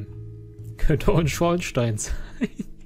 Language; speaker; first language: German; native; German